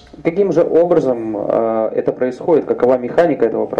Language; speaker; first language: Russian; native; Russian